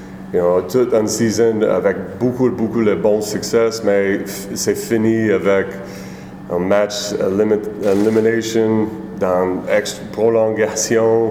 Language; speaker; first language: French; non-native, learner; English